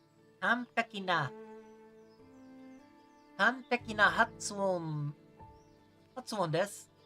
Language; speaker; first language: Japanese; non-native, learner; English